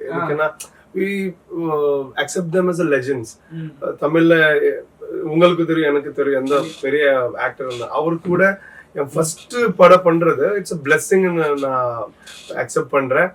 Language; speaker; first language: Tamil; non-native, learner; Tulu